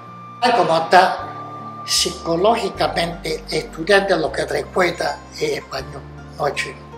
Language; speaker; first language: Spanish; non-native, fluent; Chinese